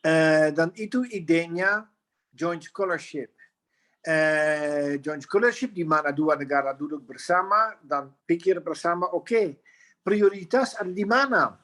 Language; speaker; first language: Indonesian; non-native, fluent; Dutch